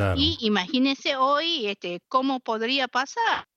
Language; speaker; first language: Spanish; non-native, fluent; Japanese